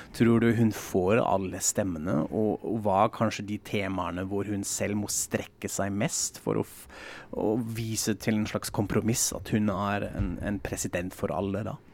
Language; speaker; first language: Norwegian; non-native, fluent; German